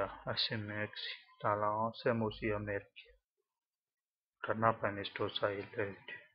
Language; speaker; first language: Finnish; non-native, learner; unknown